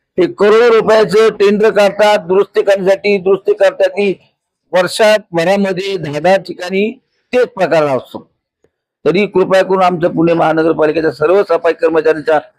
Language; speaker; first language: Marathi; native; Marathi